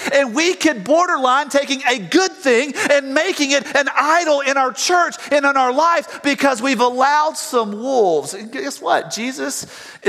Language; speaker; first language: English; native; English